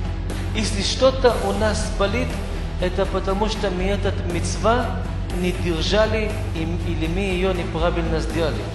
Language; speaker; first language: Russian; non-native, fluent; Hebrew